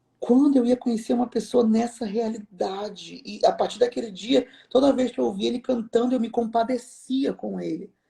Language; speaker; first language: Portuguese; native; Portuguese